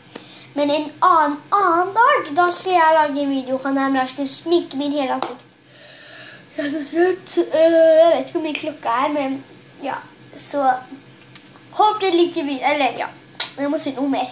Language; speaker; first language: Swedish; early bilingual, other home language; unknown